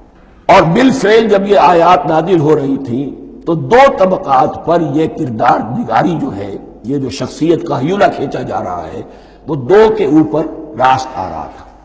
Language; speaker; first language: Urdu; native; Urdu